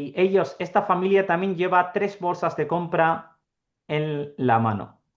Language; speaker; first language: Spanish; non-native, fluent; Urdu